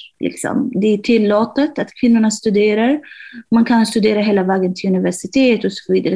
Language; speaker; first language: Swedish; non-native, fluent; Arabic